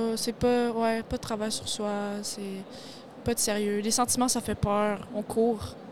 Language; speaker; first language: French; native; French